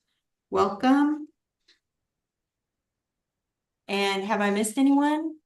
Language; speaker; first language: English; native; English